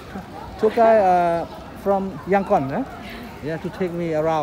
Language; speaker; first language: English; non-native, learner; Thai